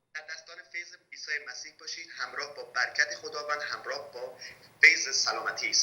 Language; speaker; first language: Persian; native; Persian